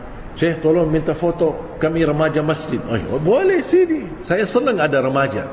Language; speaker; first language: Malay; non-native, fluent; Arabic